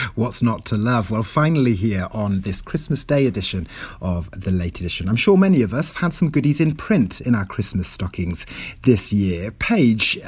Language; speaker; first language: English; non-native, local second language; Welsh